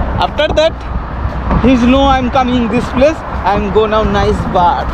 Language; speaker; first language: English; non-native, learner; Bangla